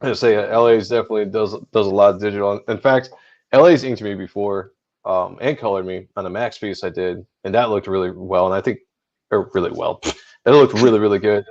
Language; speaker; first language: English; native; English